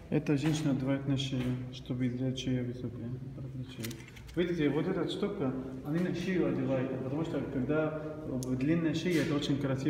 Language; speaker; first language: Russian; non-native, learner; Arabic